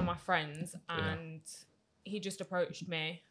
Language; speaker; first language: English; native; English